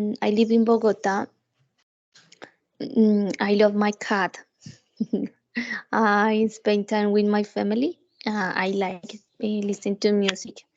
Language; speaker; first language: English; non-native, learner; Spanish